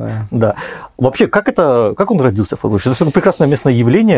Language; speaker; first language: Russian; native; Russian